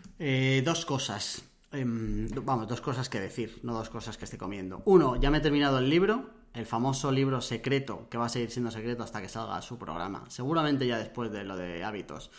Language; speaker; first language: Spanish; native; Spanish